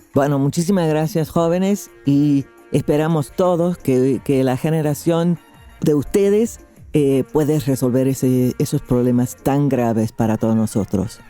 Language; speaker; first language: Spanish; non-native, fluent; English